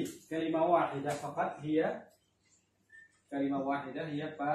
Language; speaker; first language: Arabic; non-native, fluent; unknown